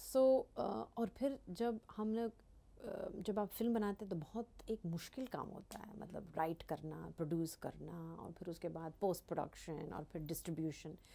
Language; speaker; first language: Hindi; early bilingual, heritage; Hindi